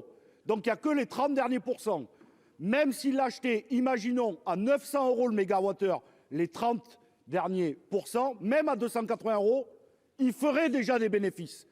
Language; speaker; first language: French; native; French